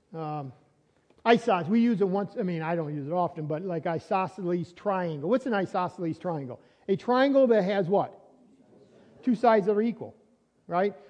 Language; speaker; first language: English; native; English